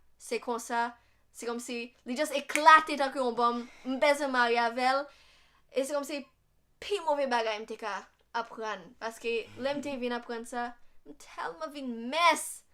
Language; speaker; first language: Haitian Creole; non-native, fluent; English